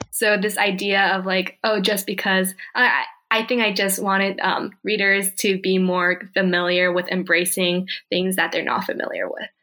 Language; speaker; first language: English; early bilingual, other home language; Korean